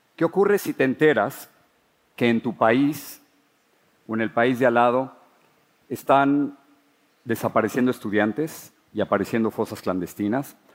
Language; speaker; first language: Spanish; native; Spanish